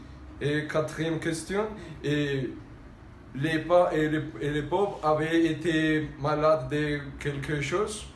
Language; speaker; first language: French; non-native, learner; Spanish